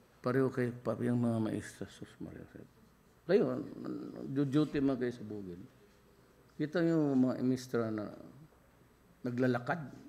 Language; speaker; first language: Filipino; non-native, local second language; Cebuano